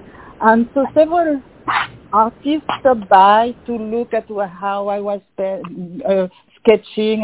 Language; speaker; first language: English; non-native, fluent; French